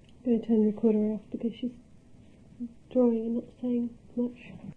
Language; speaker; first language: English; native; English